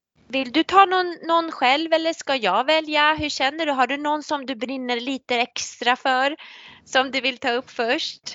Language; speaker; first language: Swedish; native; Swedish